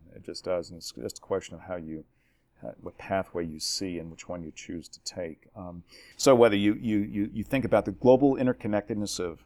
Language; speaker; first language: English; native; English